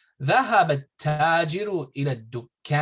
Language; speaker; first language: Arabic; non-native, fluent; English